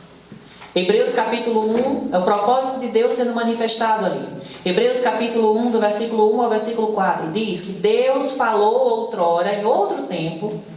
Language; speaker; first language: Portuguese; native; Portuguese